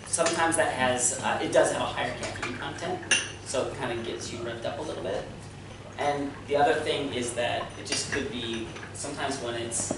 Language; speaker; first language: English; native; English